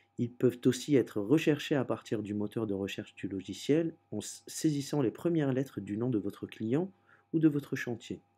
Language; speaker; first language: French; native; French